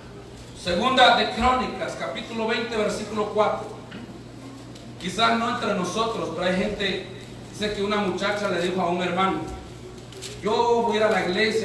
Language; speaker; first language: Spanish; native; Spanish